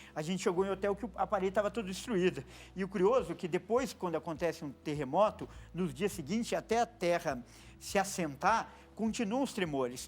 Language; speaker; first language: Portuguese; native; Portuguese